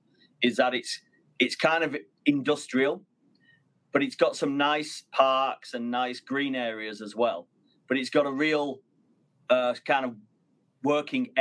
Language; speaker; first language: English; native; English